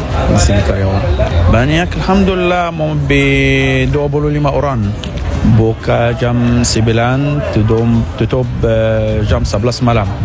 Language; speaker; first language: Indonesian; non-native, learner; Arabic